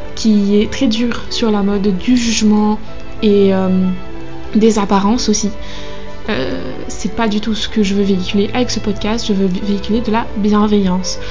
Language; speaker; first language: French; native; French